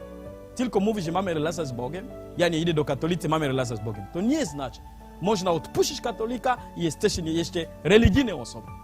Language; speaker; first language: Polish; non-native, learner; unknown